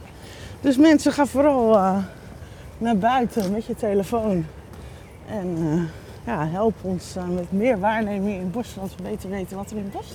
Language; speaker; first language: Dutch; native; Dutch